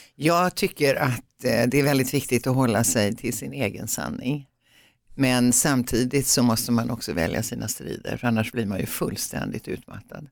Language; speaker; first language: Swedish; native; Swedish